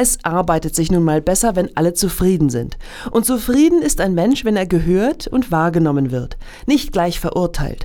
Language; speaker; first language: German; native; German